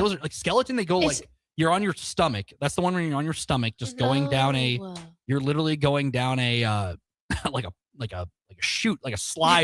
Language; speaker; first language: English; native; English